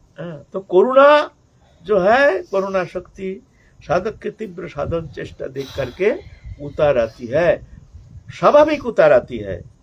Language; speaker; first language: Hindi; non-native, local second language; Bangla